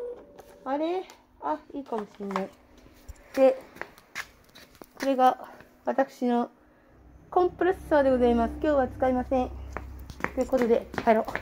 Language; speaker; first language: Japanese; native; Japanese